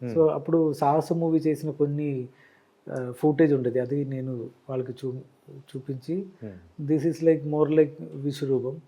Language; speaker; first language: Telugu; non-native, learner; Malayalam